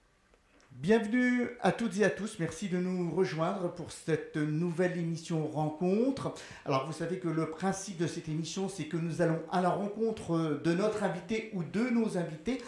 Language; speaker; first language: French; native; French